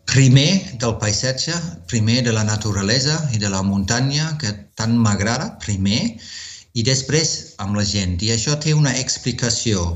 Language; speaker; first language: Catalan; non-native, fluent; German